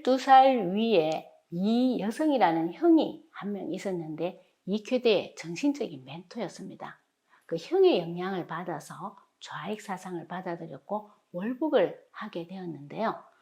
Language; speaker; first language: Korean; native; Korean